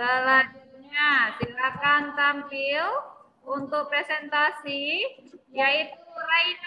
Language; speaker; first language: Indonesian; native; Indonesian